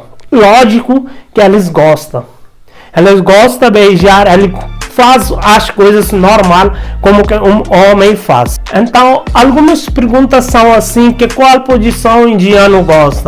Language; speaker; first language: Portuguese; non-native, learner; Hindi